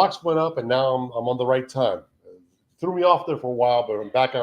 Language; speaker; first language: English; native; English